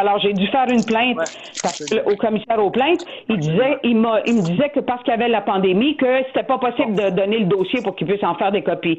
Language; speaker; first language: French; native; French